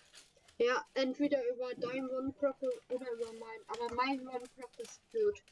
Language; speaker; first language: German; native; German